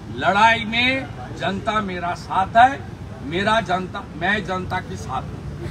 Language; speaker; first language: Hindi; non-native, local second language; Bangla